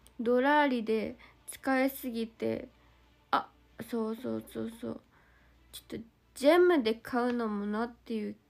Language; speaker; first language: Japanese; native; Japanese